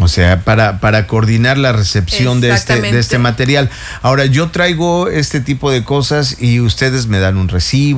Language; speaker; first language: Spanish; native; Spanish